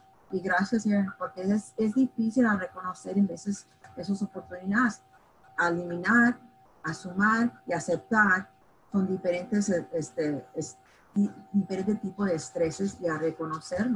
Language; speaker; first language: Spanish; early bilingual, heritage; Spanish